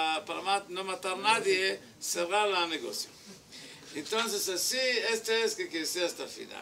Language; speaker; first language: Spanish; non-native, learner; Hebrew